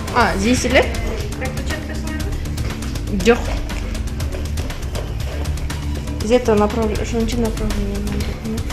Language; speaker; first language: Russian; non-native, local second language; Kyrgyz